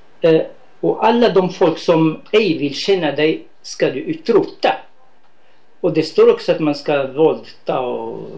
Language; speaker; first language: Swedish; non-native, fluent; Arabic